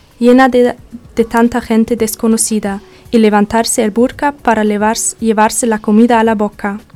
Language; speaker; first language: Spanish; non-native, learner; German